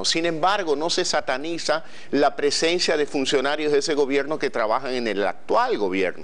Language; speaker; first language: Spanish; native; Spanish